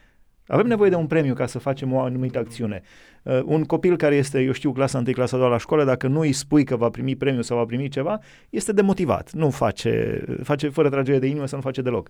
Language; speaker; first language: Romanian; native; Romanian